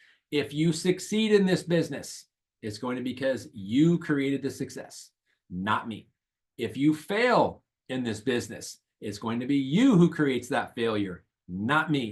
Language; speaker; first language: English; native; English